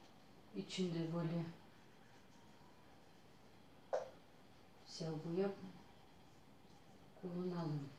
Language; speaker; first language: Turkish; non-native, learner; Russian